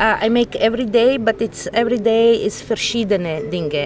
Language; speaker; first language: English; non-native, fluent; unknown